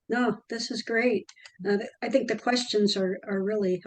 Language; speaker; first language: English; native; English